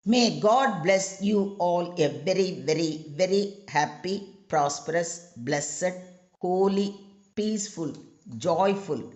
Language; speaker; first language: English; non-native, local second language; Tamil